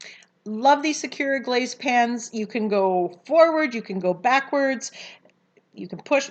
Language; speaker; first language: English; native; English